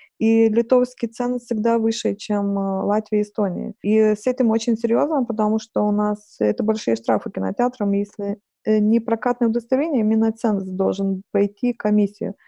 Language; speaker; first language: Russian; non-native, fluent; Lithuanian